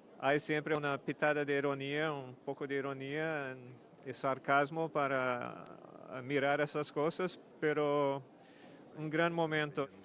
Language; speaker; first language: Spanish; non-native, fluent; Portuguese